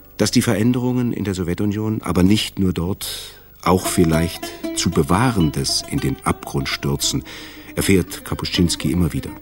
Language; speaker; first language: German; native; German